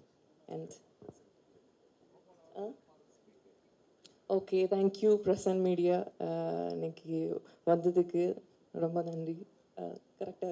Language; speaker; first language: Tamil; non-native, learner; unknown